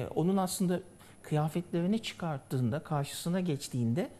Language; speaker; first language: Turkish; native; Turkish